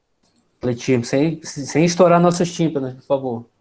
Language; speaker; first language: Portuguese; native; Portuguese